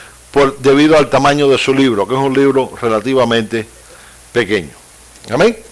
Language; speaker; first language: Spanish; native; Spanish